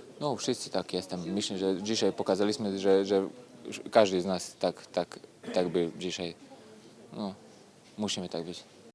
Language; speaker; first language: Polish; non-native, learner; Serbian